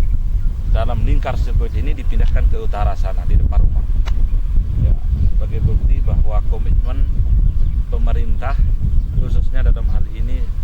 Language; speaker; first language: Indonesian; non-native, local second language; Sasak